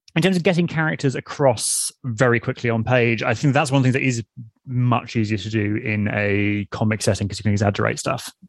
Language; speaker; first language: English; native; English